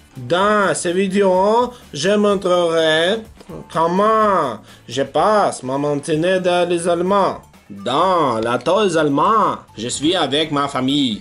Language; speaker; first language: French; non-native, learner; Russian